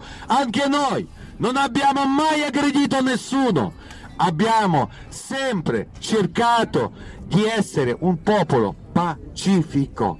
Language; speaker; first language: Italian; non-native, fluent; Ukrainian